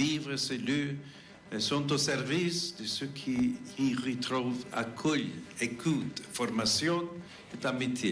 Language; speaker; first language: French; non-native, fluent; English